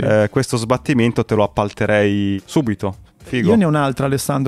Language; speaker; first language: Italian; native; Italian